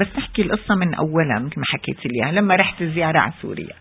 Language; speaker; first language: Arabic; native; Arabic